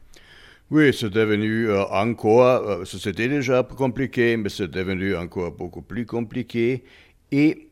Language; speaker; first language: French; non-native, fluent; German